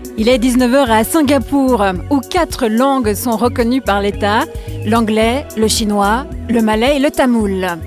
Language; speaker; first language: French; native; French